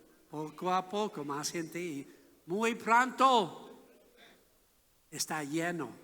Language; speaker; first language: Spanish; non-native, learner; English